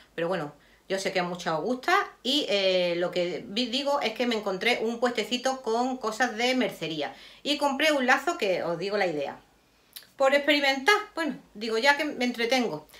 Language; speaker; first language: Spanish; native; Spanish